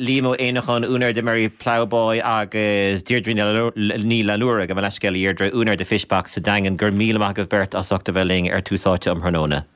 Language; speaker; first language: Irish; native; Irish